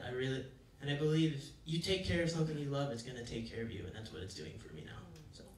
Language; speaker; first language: English; native; English